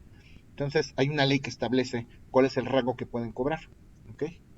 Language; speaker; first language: Spanish; native; Spanish